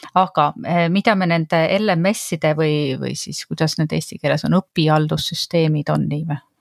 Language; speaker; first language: Estonian; native; Estonian